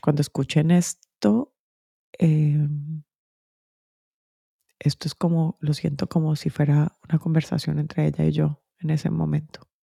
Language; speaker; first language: Spanish; early bilingual, other home language; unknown